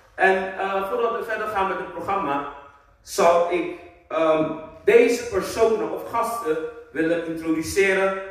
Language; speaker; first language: Dutch; non-native, fluent; Akan